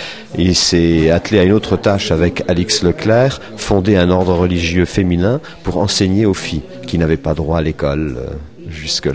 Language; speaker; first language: French; native; French